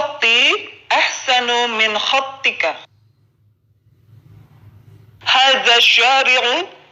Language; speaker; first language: Arabic; non-native, fluent; Indonesian